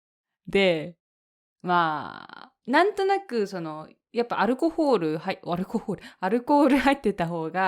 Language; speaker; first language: Japanese; native; Japanese